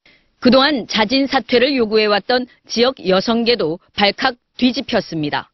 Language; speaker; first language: Korean; native; Korean